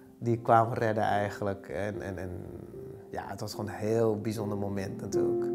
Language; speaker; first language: Dutch; early bilingual, other home language; Vietnamese